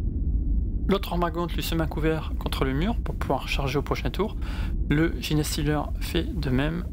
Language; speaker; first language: French; native; French